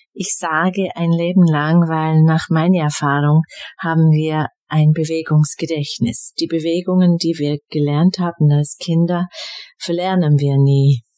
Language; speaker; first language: German; non-native, fluent; English